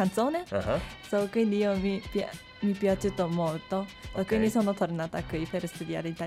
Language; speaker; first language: Italian; non-native, learner; Japanese